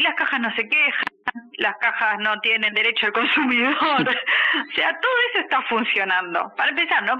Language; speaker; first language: Spanish; native; Spanish